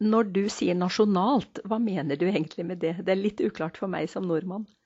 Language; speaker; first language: Norwegian; native; Norwegian